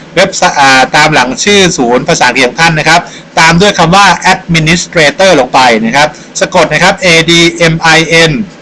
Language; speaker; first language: Thai; native; Thai